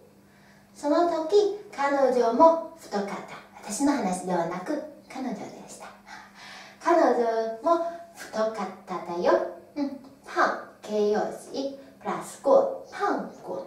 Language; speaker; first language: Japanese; non-native, fluent; Chinese